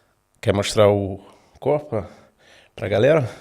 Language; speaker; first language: Portuguese; non-native, fluent; Swedish